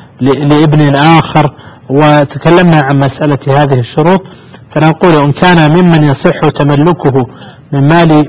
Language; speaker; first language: Arabic; native; Arabic